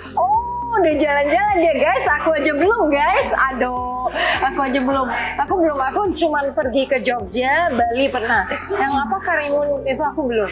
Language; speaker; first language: Indonesian; native; Indonesian